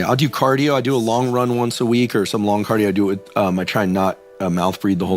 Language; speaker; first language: English; native; English